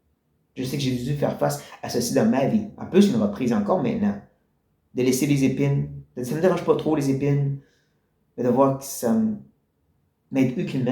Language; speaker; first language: French; native; French